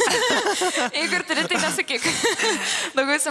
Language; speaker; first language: Lithuanian; native; Lithuanian